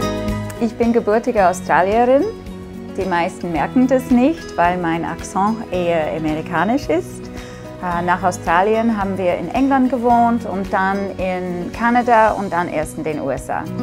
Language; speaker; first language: German; non-native, fluent; English